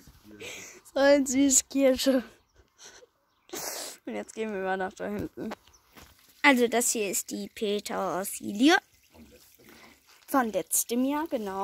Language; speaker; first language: German; native; German